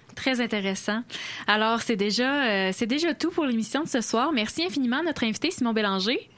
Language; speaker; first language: French; native; French